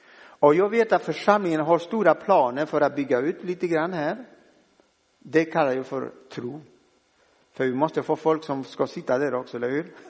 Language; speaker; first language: Swedish; non-native, fluent; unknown